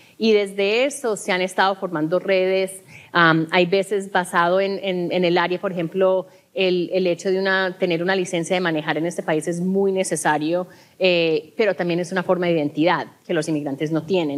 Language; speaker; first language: Spanish; early bilingual, heritage; Spanish